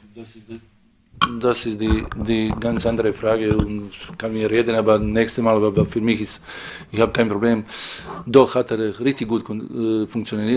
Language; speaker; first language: German; non-native, fluent; Serbian